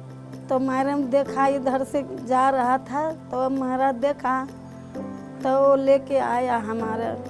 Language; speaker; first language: Hindi; non-native, learner; Maithili